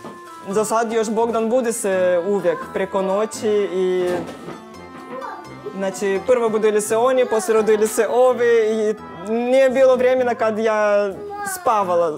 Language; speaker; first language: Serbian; non-native, learner; Russian